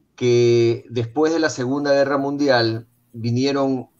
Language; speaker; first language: Spanish; native; Spanish